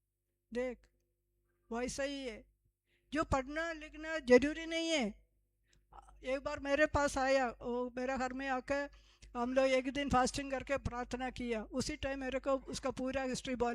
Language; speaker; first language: Hindi; non-native, local second language; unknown